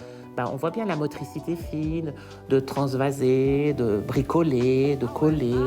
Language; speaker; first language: French; native; French